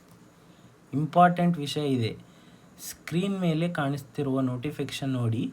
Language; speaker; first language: Kannada; native; Kannada